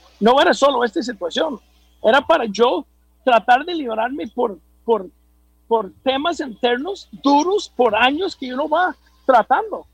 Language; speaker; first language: Spanish; non-native, fluent; English